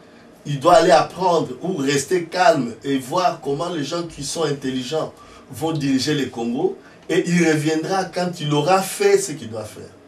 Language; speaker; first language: French; non-native, local second language; Lingala